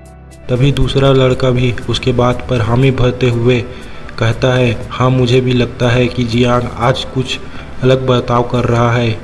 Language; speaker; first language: Hindi; native; Hindi